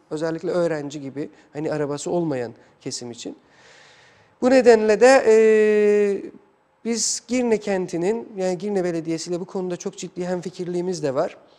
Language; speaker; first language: Turkish; non-native, fluent; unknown